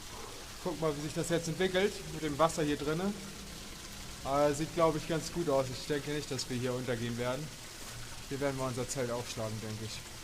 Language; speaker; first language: German; native; German